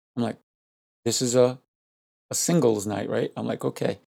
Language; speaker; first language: English; non-native, fluent; Spanish